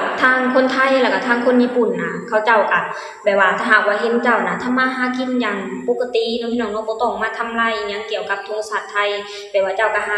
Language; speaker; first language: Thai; non-native, local second language; Northeastern Thai